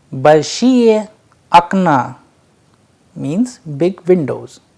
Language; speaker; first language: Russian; non-native, fluent; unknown